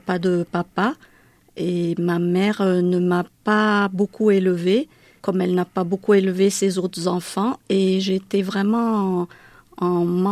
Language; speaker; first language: French; non-native, local second language; Malagasy